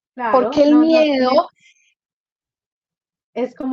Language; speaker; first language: Spanish; native; Spanish